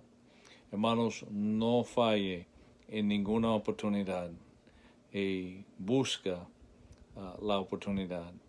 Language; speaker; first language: Spanish; non-native, learner; English